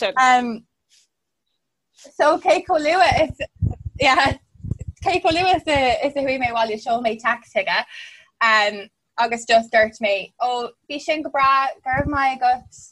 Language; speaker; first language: Irish; non-native, local second language; English